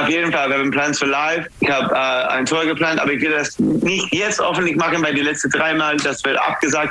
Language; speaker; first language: German; non-native, fluent; English